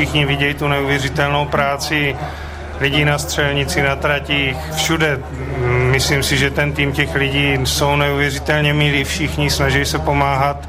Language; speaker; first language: Czech; native; Czech